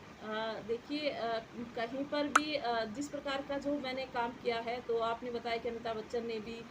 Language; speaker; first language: Hindi; native; Hindi